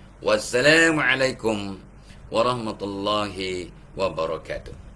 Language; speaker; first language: Malay; native; Malay